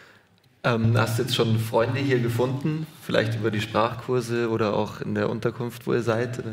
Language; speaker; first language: German; native; German